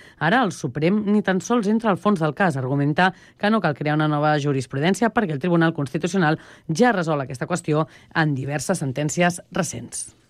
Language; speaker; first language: Catalan; native; Catalan